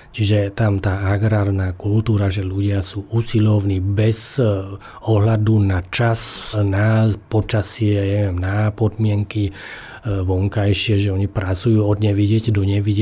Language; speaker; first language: Slovak; non-native, fluent; Vietnamese